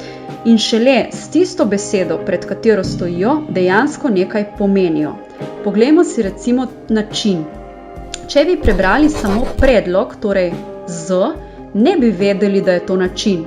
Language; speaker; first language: Slovenian; native; Slovenian